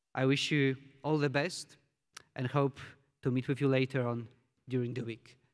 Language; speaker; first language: English; non-native, fluent; Polish